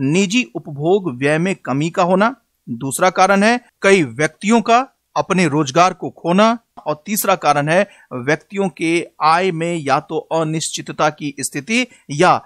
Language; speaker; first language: Hindi; native; Hindi